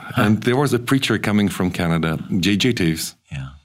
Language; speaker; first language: English; early bilingual, other home language; German